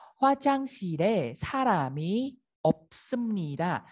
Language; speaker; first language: Korean; non-native, fluent; Vietnamese